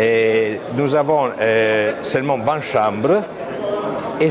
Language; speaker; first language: French; non-native, fluent; Italian